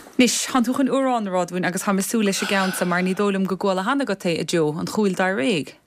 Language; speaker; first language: Irish; native; Irish